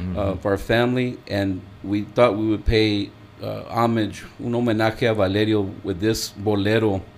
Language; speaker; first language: English; early bilingual, other home language; Spanish